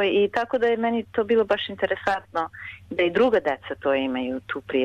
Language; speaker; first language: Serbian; early bilingual, heritage; Serbian